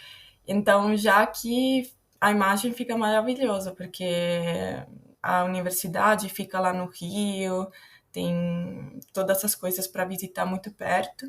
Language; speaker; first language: Portuguese; non-native, fluent; Italian